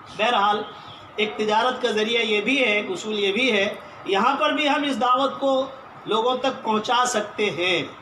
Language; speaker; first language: Urdu; native; Urdu